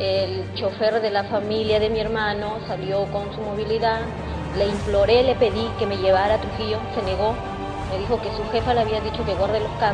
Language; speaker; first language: Spanish; native; Spanish